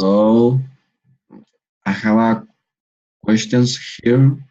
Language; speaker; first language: English; non-native, learner; Spanish